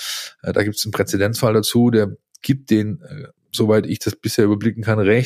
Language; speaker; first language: German; native; German